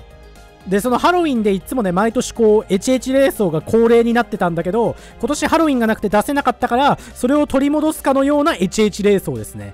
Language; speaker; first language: Japanese; native; Japanese